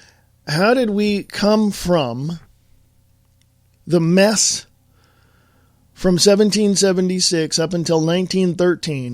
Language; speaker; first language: English; native; English